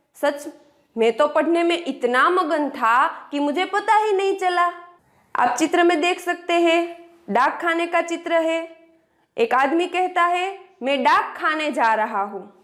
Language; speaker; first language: Hindi; non-native, local second language; Gujarati